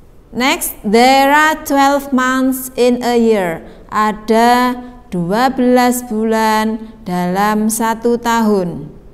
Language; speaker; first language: English; non-native, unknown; Javanese